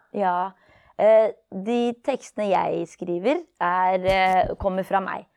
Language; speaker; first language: Norwegian; early bilingual, other home language; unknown